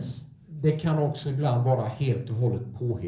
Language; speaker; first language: Swedish; non-native, fluent; English